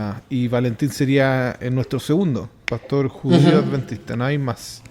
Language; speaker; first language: Spanish; native; Spanish